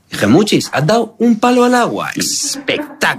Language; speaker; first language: Spanish; native; Spanish